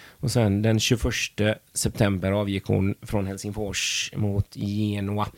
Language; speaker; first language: Swedish; native; Swedish